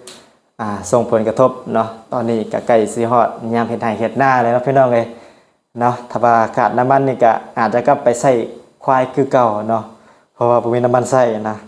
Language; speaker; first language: Thai; non-native, local second language; Northeastern Thai